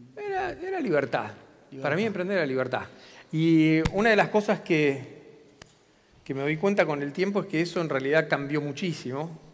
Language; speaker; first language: Spanish; native; Spanish